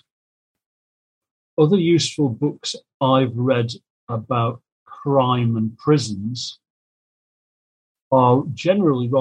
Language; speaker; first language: English; native; English